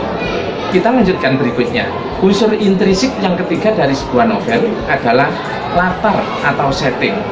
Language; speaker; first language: Indonesian; native; Indonesian